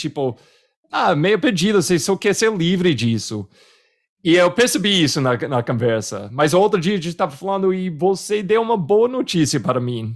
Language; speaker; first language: Portuguese; non-native, fluent; English